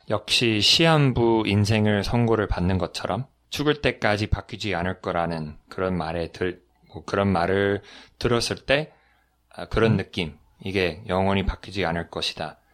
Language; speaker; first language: Korean; non-native, fluent; English